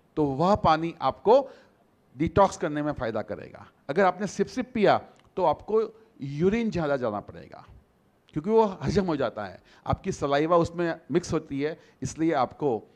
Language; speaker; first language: Hindi; non-native, local second language; Gujarati